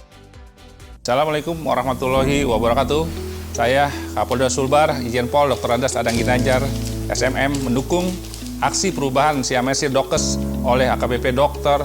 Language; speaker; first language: Indonesian; native; Indonesian